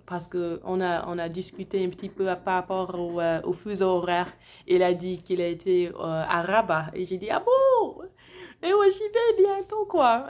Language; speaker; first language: French; non-native, fluent; English